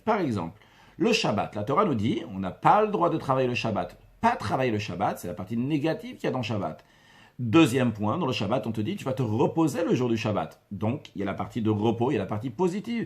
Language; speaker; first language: French; native; French